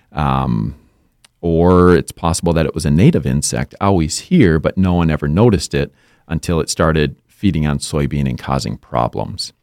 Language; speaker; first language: English; native; English